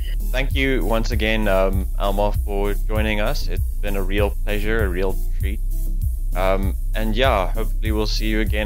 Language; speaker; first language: English; non-native, local second language; Afrikaans